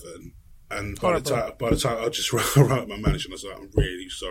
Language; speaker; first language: English; native; English